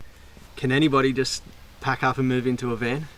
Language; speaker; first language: English; native; English